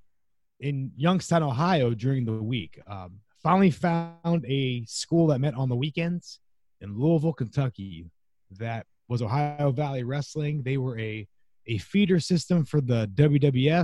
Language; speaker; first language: English; native; English